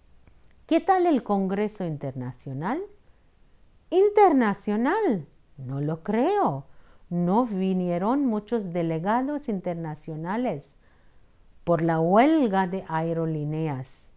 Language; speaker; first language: Spanish; non-native, fluent; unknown